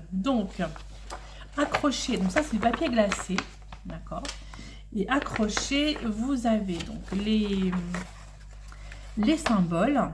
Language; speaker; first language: French; native; French